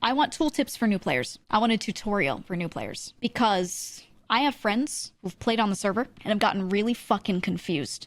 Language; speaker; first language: English; native; English